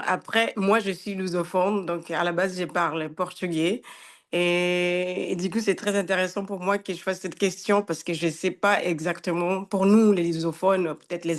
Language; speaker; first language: French; non-native, fluent; Portuguese